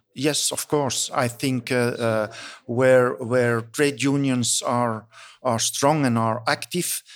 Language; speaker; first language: English; non-native, fluent; Dutch